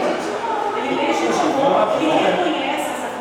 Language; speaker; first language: Portuguese; native; Portuguese